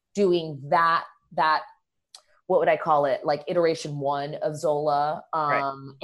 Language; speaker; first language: English; early bilingual, other home language; Spanish